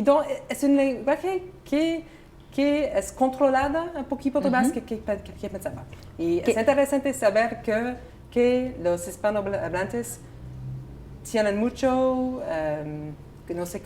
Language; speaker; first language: Spanish; non-native, learner; English